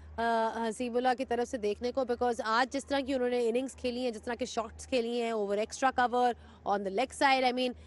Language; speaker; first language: Urdu; native; Urdu